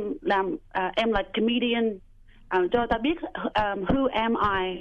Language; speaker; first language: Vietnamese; early bilingual, heritage; Vietnamese